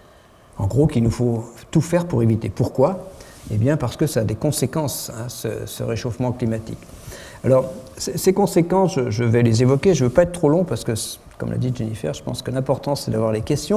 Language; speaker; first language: French; native; French